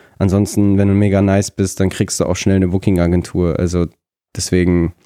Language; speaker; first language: German; early bilingual, other home language; Russian